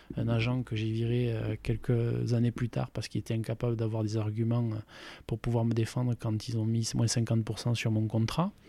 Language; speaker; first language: French; native; French